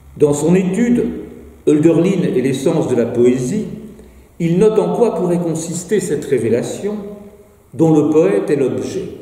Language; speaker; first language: French; native; French